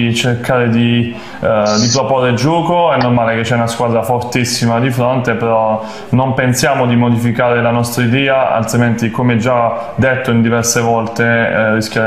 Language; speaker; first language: Italian; native; Italian